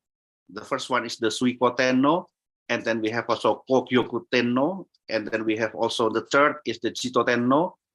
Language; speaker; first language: English; non-native, fluent; Indonesian